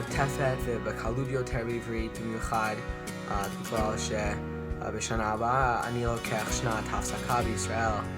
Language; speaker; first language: Hebrew; non-native, learner; English